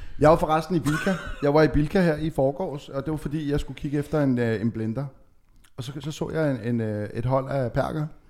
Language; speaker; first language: Danish; native; Danish